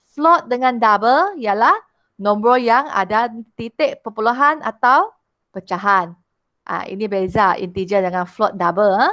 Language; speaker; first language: Malay; non-native, local second language; Chinese